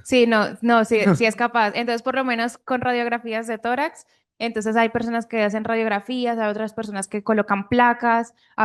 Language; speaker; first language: Spanish; native; Spanish